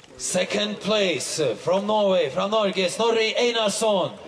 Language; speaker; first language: English; non-native, fluent; Latvian